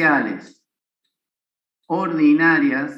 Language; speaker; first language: Spanish; native; Spanish